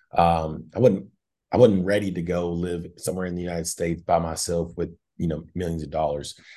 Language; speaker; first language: English; native; English